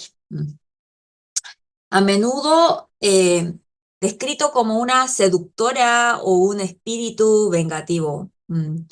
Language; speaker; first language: Spanish; non-native, fluent; Korean